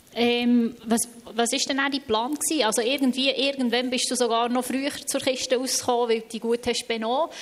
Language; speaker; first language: German; native; German